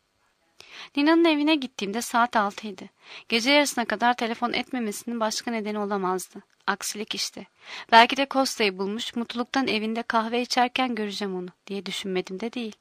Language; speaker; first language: Turkish; native; Turkish